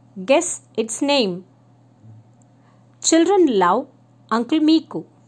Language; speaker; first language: English; non-native, local second language; Tamil